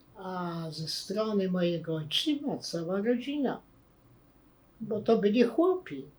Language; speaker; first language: Polish; native; Polish